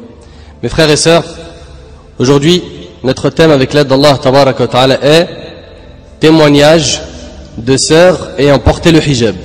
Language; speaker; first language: French; native; French